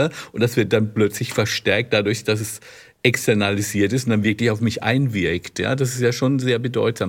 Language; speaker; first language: German; native; German